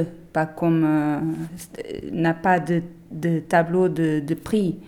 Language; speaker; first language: French; non-native, learner; Portuguese